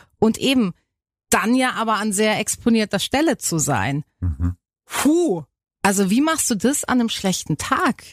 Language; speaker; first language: German; native; German